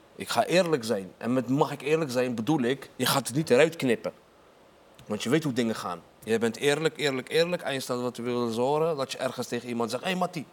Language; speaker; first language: Dutch; early bilingual, other home language; Arabic